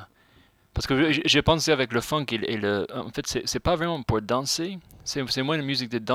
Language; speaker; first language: French; non-native, fluent; English